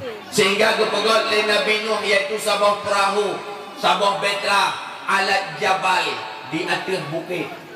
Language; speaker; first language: Indonesian; non-native, local second language; Achinese